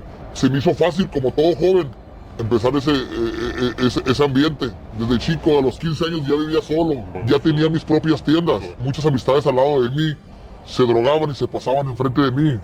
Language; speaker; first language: Spanish; native; Spanish